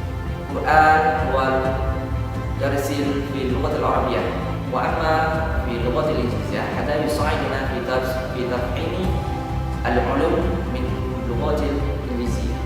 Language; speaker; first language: Arabic; non-native, learner; Indonesian